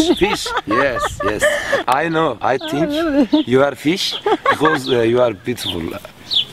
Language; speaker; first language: English; non-native, learner; Turkish